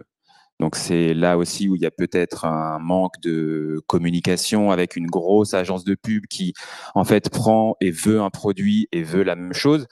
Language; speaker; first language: French; native; French